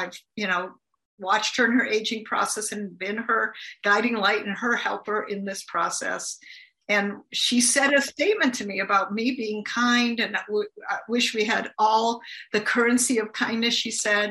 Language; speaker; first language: English; native; English